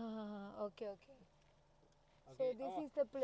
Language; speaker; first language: English; non-native, learner; Malayalam